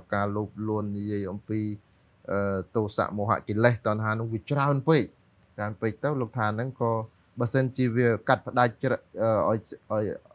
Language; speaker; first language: Khmer; native; Khmer